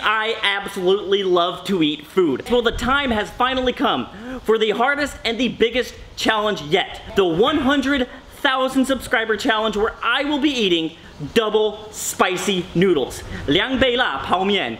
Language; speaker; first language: English; native; English